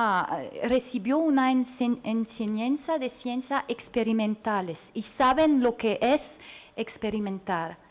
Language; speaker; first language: Spanish; non-native, learner; French